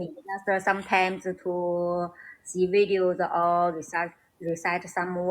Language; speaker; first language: English; non-native, learner; Chinese